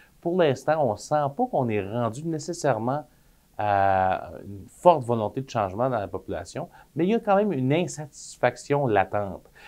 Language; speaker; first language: French; native; French